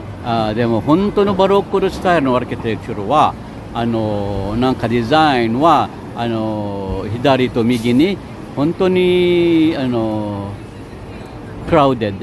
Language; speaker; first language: Japanese; non-native, learner; Filipino